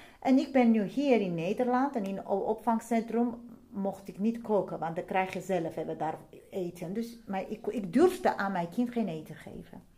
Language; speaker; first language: Dutch; non-native, fluent; Armenian